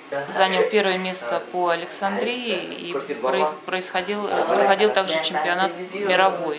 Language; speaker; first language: Russian; native; Russian